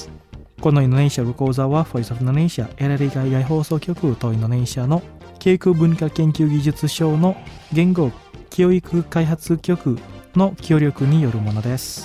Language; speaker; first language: Japanese; non-native, fluent; Indonesian